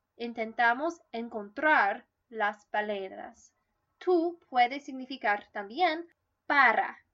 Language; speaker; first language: Spanish; non-native, learner; English